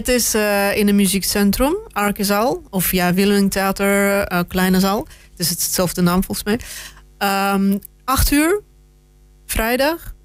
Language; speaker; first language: Dutch; non-native, fluent; Russian